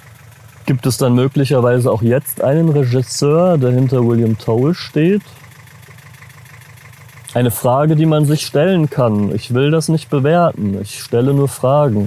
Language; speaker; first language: German; native; German